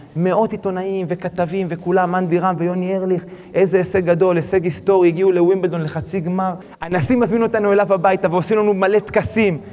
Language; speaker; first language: Hebrew; early bilingual, other home language; Spanish